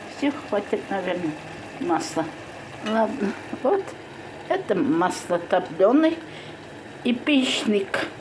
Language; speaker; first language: Russian; non-native, local second language; Tatar